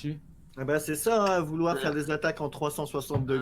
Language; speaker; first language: French; native; French